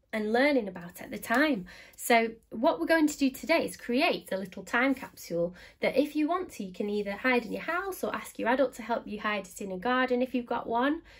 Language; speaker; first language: English; native; English